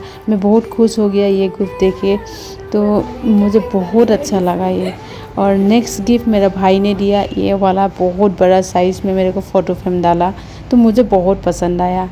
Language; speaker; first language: Hindi; non-native, local second language; Assamese